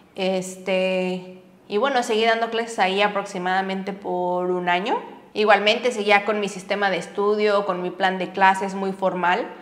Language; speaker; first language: Spanish; native; Spanish